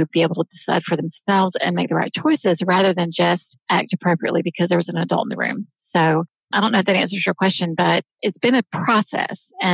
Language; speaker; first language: English; native; English